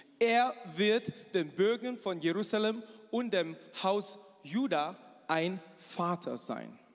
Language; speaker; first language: German; non-native, fluent; Chinese